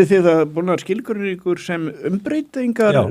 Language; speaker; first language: Icelandic; native; Icelandic